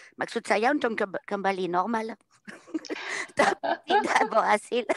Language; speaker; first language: Indonesian; non-native, fluent; French